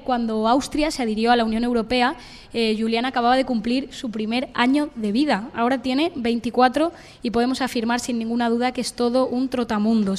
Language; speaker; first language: Spanish; native; Spanish